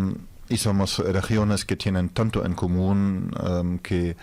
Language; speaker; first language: Spanish; non-native, fluent; German